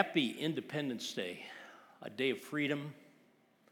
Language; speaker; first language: English; native; English